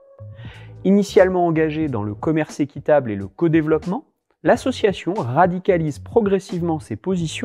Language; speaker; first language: French; native; French